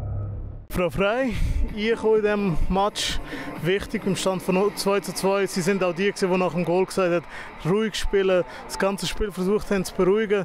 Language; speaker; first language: German; native; German